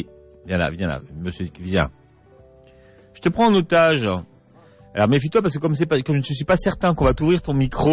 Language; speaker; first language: French; native; French